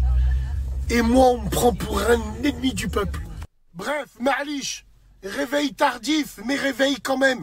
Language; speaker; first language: French; native; French